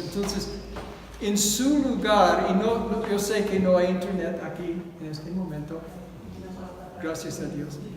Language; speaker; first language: Spanish; non-native, fluent; English